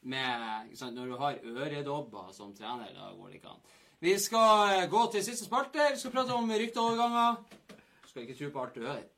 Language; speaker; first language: Norwegian; native; Norwegian